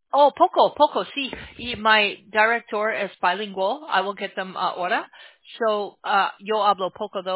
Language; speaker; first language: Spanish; non-native, learner; English